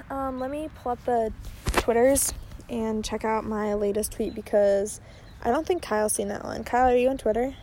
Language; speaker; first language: English; native; English